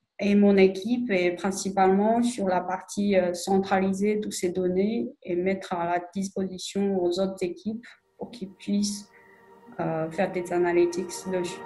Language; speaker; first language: French; non-native, fluent; Chinese